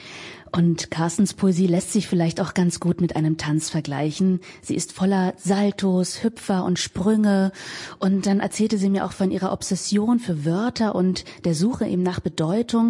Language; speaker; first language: German; native; German